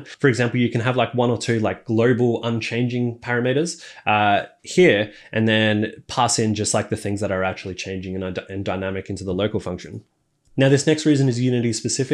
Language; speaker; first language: English; native; English